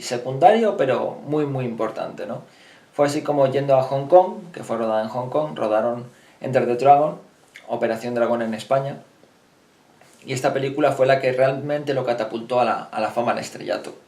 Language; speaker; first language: Spanish; native; Spanish